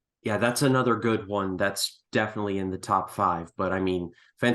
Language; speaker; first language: English; native; English